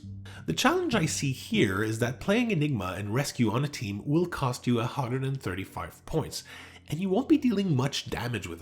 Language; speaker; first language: English; native; English